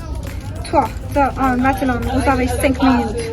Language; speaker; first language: French; non-native, learner; English